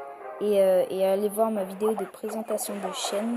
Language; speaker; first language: French; native; French